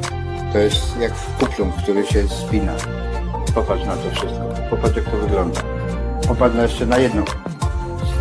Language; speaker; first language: Polish; native; Polish